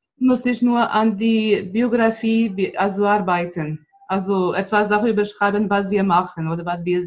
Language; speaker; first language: German; non-native, fluent; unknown